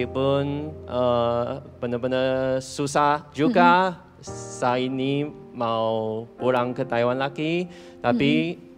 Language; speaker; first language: Indonesian; non-native, fluent; Chinese